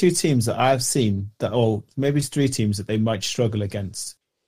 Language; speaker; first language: English; native; English